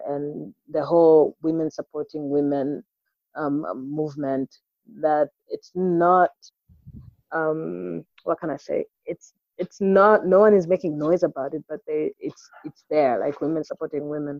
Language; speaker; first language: English; non-native, local second language; Swahili